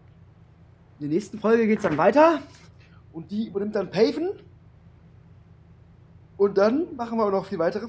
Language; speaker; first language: German; native; German